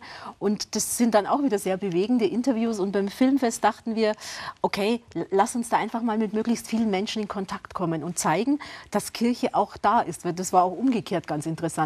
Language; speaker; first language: German; native; German